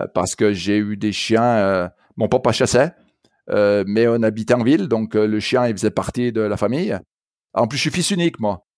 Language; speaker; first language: French; native; French